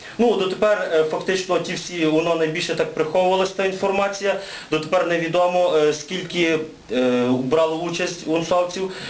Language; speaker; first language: Ukrainian; native; Ukrainian